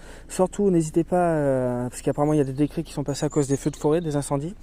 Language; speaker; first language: French; native; French